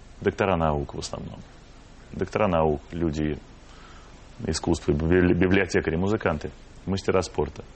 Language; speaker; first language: Russian; native; Russian